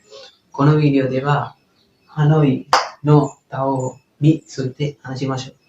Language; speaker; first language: Japanese; non-native, learner; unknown